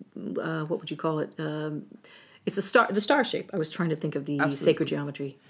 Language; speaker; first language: English; native; English